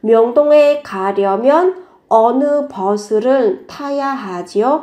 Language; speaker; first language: Korean; non-native, fluent; Vietnamese